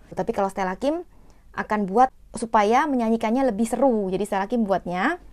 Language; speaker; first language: Indonesian; non-native, fluent; Korean